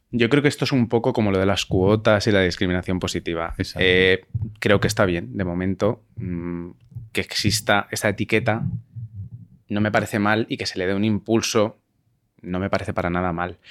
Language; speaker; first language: Spanish; native; Spanish